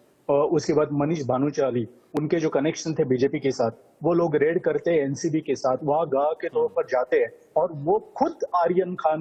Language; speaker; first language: Hindi; native; Hindi